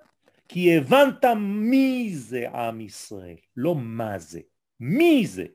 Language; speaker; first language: Hebrew; non-native, fluent; French